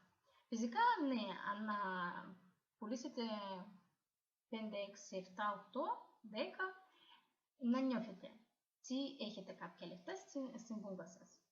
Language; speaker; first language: Greek; non-native, fluent; Russian